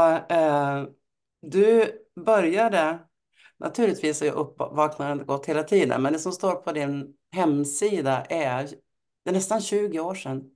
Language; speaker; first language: Swedish; native; Swedish